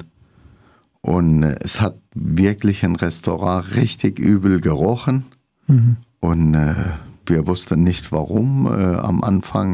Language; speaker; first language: German; non-native, fluent; Arabic